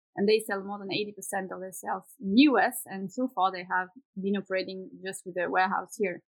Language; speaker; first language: English; non-native, fluent; Swedish